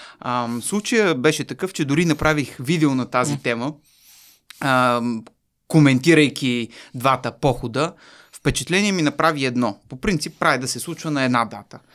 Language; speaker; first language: Bulgarian; native; Bulgarian